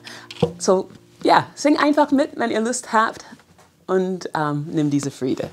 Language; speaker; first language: German; non-native, fluent; English